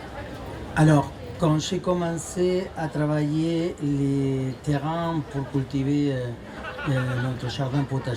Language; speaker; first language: French; non-native, fluent; Spanish